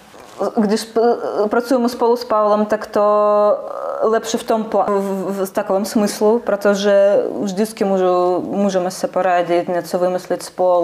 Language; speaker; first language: Czech; non-native, learner; Russian